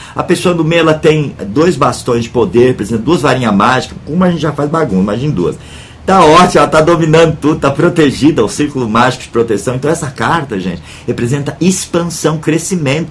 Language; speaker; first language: Portuguese; native; Portuguese